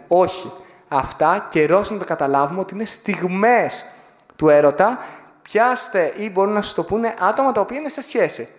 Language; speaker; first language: Greek; native; Greek